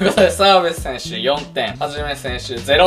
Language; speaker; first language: Japanese; native; Japanese